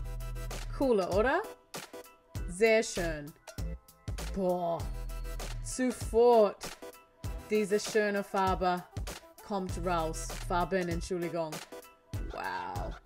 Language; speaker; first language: German; non-native, learner; English